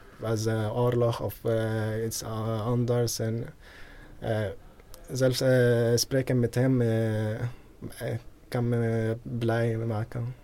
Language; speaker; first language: Dutch; non-native, learner; Arabic